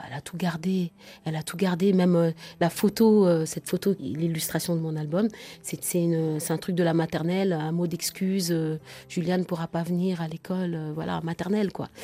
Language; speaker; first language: French; non-native, local second language; Wolof